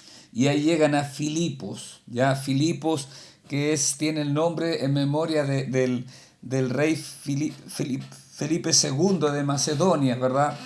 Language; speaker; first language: Spanish; native; Spanish